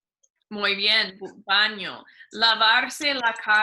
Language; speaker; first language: Spanish; non-native, fluent; English